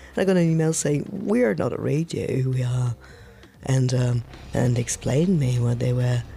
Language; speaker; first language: English; non-native, fluent; French